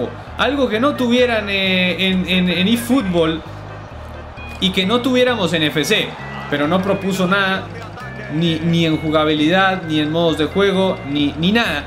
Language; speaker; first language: Spanish; native; Spanish